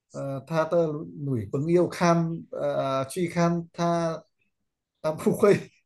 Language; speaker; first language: Chinese; non-native, learner; Vietnamese